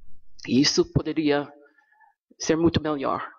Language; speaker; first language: Portuguese; non-native, fluent; English